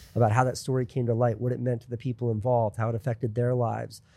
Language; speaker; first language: English; native; English